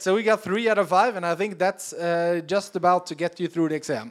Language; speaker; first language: English; non-native, fluent; Swedish